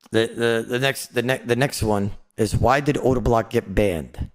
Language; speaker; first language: English; native; English